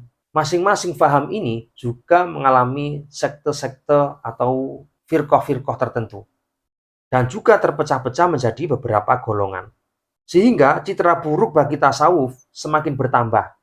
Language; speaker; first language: Indonesian; native; Indonesian